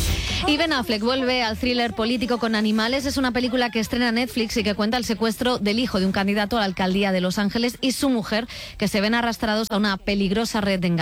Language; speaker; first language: Spanish; native; Spanish